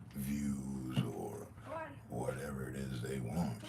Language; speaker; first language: English; native; English